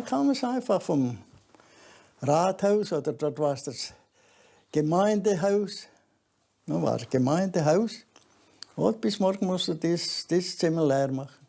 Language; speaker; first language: German; early bilingual, heritage; German